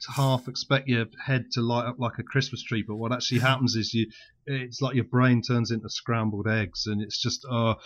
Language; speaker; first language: English; native; English